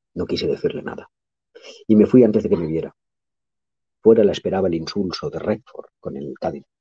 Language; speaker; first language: Spanish; non-native, local second language; Catalan